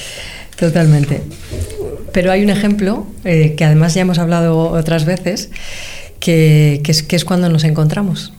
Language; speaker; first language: Spanish; native; Spanish